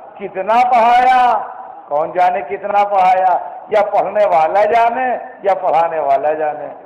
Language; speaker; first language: Urdu; native; Urdu